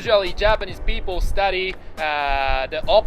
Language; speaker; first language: English; non-native, fluent; Japanese